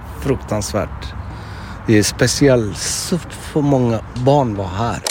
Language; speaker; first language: Swedish; non-native, fluent; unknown